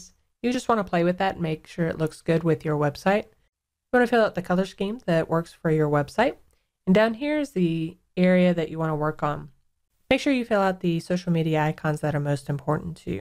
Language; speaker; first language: English; native; English